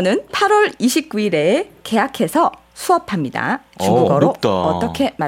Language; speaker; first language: Korean; native; Korean